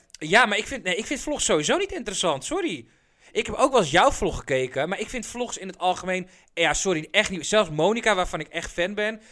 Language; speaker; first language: Dutch; early bilingual, other home language; Persian